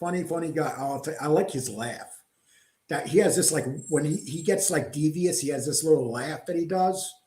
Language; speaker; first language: English; native; English